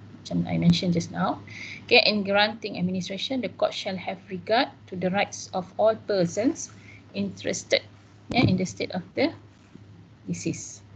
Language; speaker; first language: English; non-native, local second language; Malay